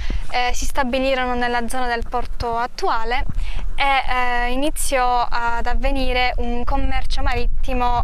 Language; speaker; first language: Italian; native; Italian